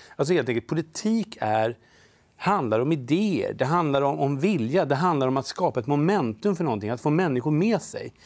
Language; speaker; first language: Swedish; native; Swedish